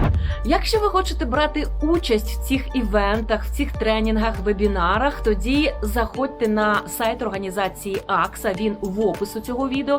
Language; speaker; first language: Ukrainian; native; Ukrainian